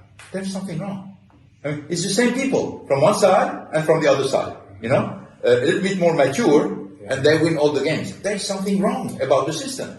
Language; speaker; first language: English; non-native, fluent; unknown